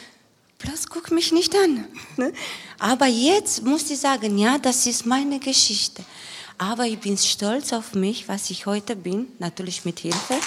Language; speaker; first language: German; non-native, learner; Romanian